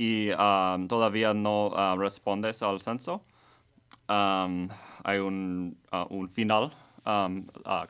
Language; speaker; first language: Spanish; non-native, learner; English